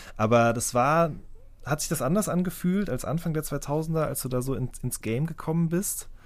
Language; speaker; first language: German; native; German